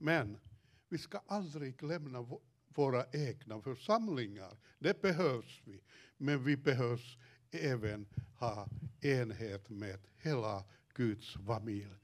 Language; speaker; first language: Swedish; non-native, fluent; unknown